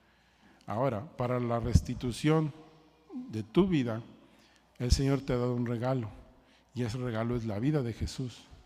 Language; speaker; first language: Spanish; native; Spanish